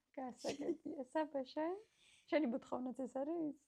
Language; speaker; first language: Georgian; native; Georgian